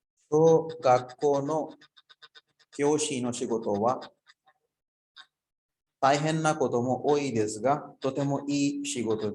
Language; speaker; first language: Japanese; non-native, fluent; Urdu